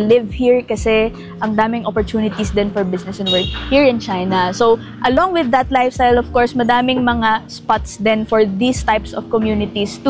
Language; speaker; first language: English; non-native, local second language; Filipino